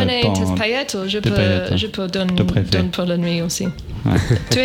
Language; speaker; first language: French; non-native, learner; English